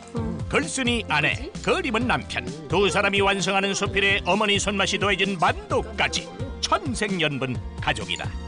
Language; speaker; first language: Korean; native; Korean